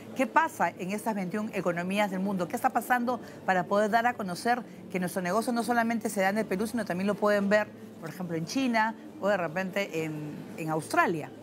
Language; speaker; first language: Spanish; native; Spanish